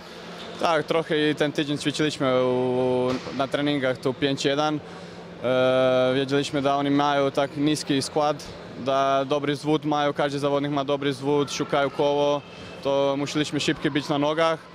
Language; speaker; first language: Polish; non-native, fluent; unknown